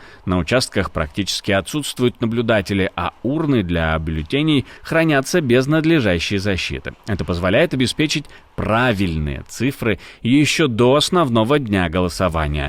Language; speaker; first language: Russian; native; Russian